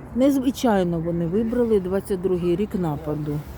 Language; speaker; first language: Ukrainian; non-native, local second language; Russian